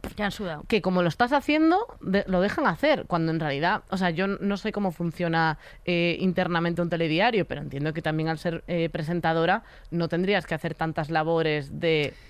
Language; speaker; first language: Spanish; native; Spanish